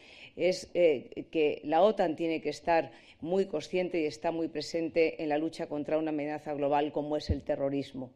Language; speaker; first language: Spanish; native; Spanish